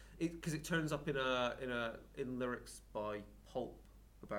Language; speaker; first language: English; native; English